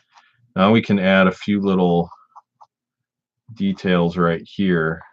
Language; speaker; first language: English; native; English